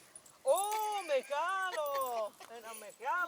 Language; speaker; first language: Greek; non-native, learner; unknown